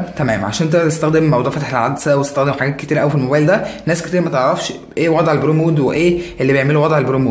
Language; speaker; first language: Arabic; native; Arabic